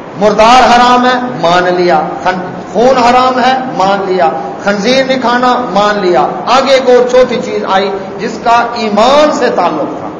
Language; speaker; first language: Urdu; non-native, local second language; Saraiki